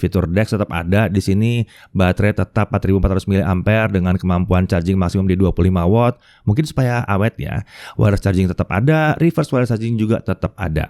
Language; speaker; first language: Indonesian; native; Indonesian